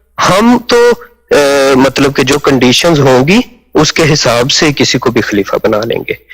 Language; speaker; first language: Urdu; native; Urdu